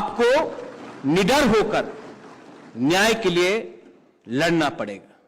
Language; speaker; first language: Hindi; non-native, local second language; Kok Borok